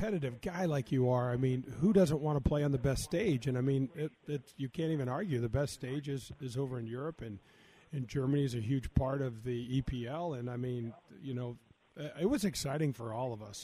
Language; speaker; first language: English; native; English